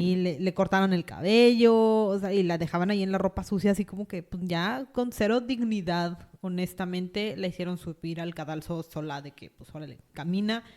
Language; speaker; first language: Spanish; native; Spanish